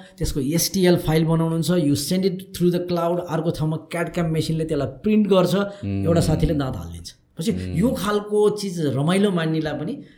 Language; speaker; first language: Nepali; native; Nepali